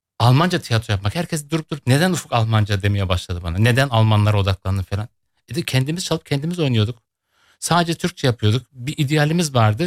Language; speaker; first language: Turkish; early bilingual, heritage; Turkish